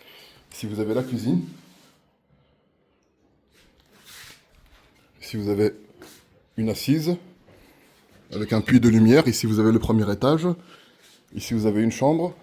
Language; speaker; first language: French; non-native, local second language; Arabic